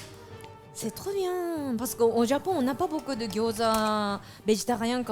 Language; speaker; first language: French; non-native, fluent; Japanese